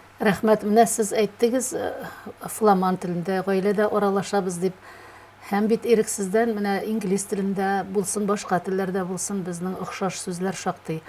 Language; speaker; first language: Tatar; native; Tatar